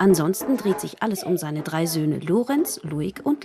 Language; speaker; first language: German; native; German